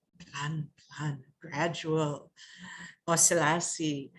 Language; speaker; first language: Indonesian; non-native, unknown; English